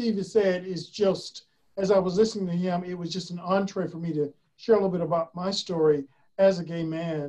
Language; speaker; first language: English; native; English